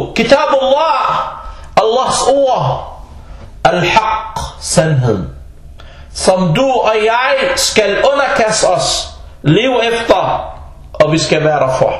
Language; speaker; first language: Danish; early bilingual, other home language; Arabic